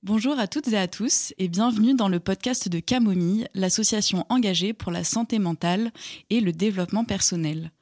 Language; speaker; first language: French; native; French